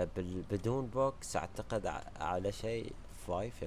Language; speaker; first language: Arabic; native; Arabic